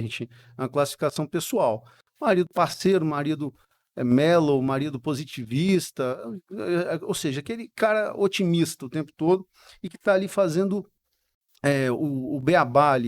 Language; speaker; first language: Portuguese; native; Portuguese